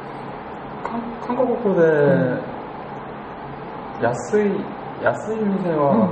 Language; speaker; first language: Japanese; non-native, learner; Korean